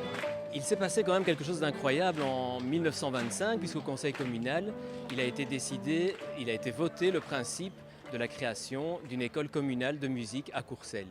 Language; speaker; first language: French; native; French